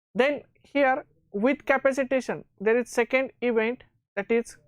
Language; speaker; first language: English; non-native, local second language; Marathi